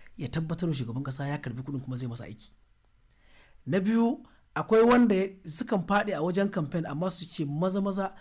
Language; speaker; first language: Hausa; native; Hausa